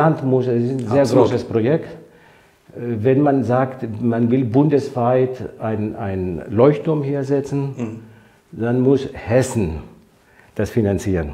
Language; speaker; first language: German; non-native, fluent; Greek